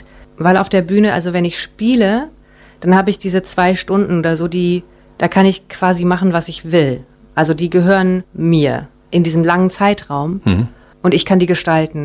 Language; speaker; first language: German; early bilingual, other home language; Japanese